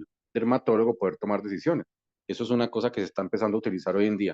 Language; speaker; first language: Spanish; native; Spanish